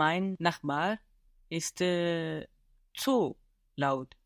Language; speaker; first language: German; non-native, learner; English